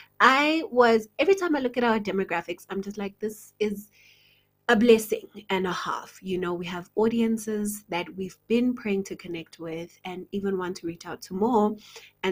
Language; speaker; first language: English; non-native, local second language; Zulu